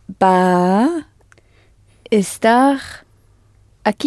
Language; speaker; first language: Spanish; non-native, learner; French